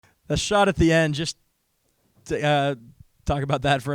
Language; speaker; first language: English; native; English